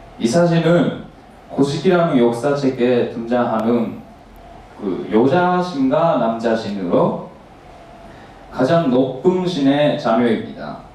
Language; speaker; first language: Korean; non-native, learner; Japanese